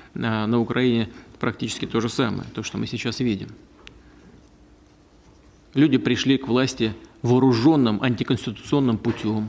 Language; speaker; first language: Russian; native; Russian